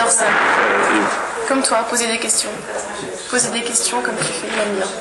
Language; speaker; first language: French; non-native, fluent; English